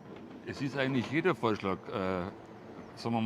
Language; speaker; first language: German; native; German